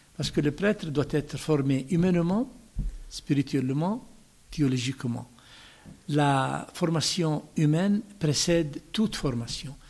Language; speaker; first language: French; non-native, fluent; Arabic